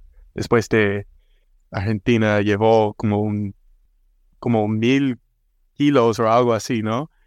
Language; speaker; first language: Spanish; non-native, fluent; English